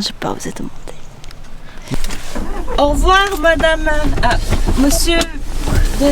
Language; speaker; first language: French; non-native, learner; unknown